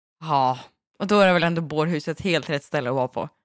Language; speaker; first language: Swedish; native; Swedish